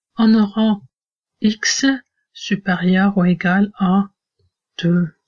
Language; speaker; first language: French; non-native, local second language; Arabic